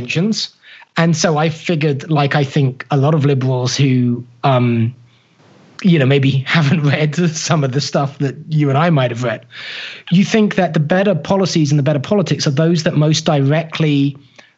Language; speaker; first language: English; native; English